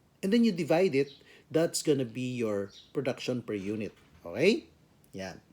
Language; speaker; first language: English; non-native, local second language; Filipino